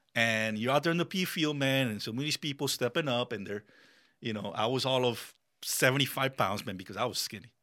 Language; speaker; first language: English; early bilingual, other home language; Spanish